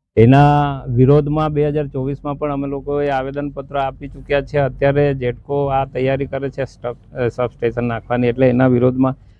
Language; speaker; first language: Gujarati; non-native, local second language; Gamit